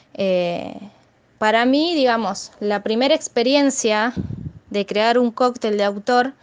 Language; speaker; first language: Spanish; native; Spanish